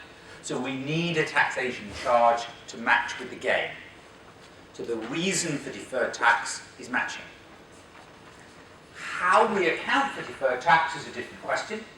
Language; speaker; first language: English; native; English